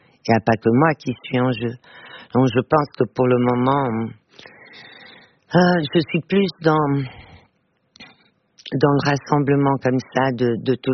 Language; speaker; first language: French; non-native, fluent; Portuguese